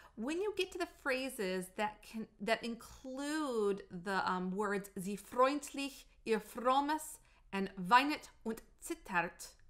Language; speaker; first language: English; native; English